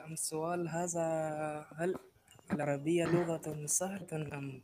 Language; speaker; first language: Arabic; non-native, learner; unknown